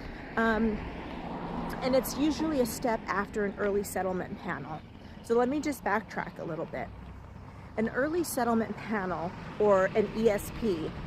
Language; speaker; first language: English; native; English